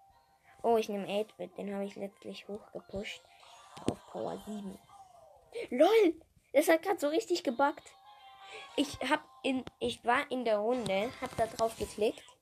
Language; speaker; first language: German; native; German